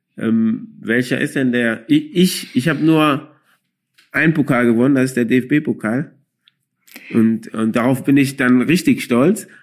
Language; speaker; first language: German; early bilingual, other home language; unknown